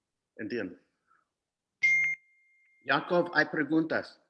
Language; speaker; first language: Spanish; non-native, fluent; English